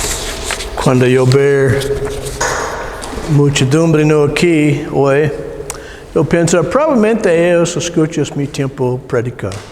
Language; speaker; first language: Spanish; non-native, learner; English